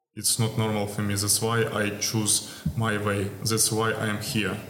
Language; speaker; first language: English; non-native, learner; Ukrainian